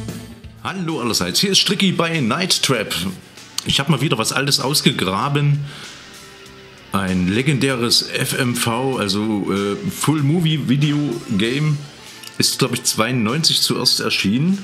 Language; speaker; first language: German; native; German